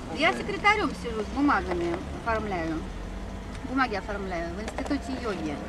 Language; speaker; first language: Russian; native; Russian